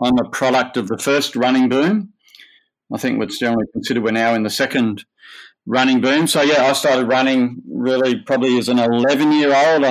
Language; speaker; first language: English; native; English